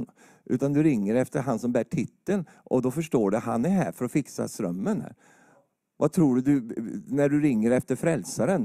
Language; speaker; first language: Swedish; native; Swedish